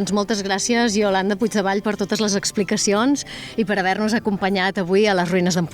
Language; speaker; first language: Catalan; native; Catalan